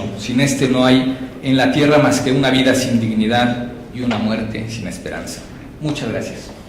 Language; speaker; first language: Spanish; native; Spanish